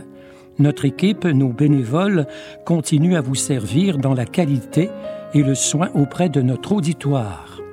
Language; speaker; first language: French; native; French